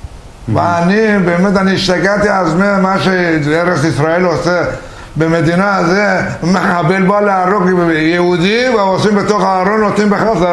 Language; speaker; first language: Hebrew; non-native, fluent; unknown